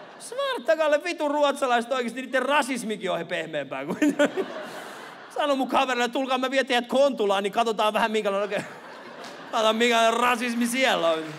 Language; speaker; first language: Finnish; early bilingual, other home language; Persian